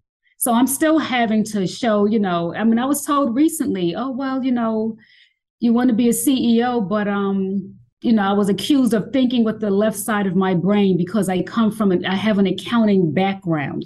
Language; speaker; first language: English; native; English